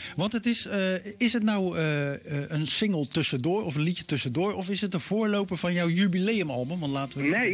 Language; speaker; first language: Dutch; native; Dutch